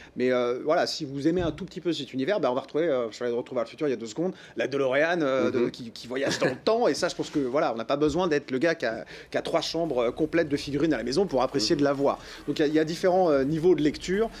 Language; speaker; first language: French; native; French